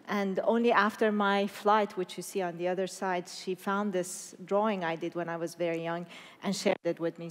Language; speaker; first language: English; non-native, fluent; Persian